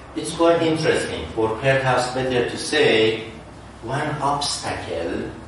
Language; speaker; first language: English; non-native, fluent; Persian